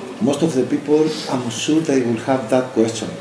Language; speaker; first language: English; non-native, fluent; Greek